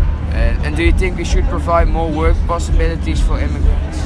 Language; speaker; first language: English; non-native, learner; Dutch